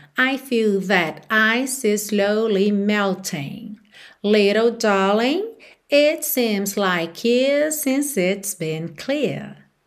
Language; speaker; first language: English; non-native, fluent; Portuguese